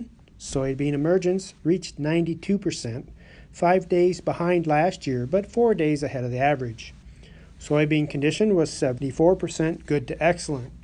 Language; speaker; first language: English; native; English